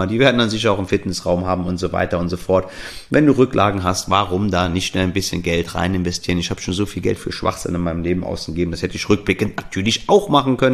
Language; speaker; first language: German; native; German